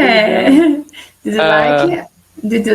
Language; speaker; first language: English; non-native, learner; Portuguese